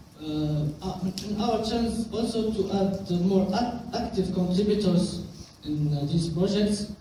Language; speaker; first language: English; non-native, local second language; Arabic